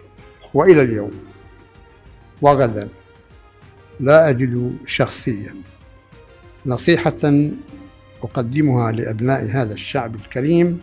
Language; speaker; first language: Arabic; native; Arabic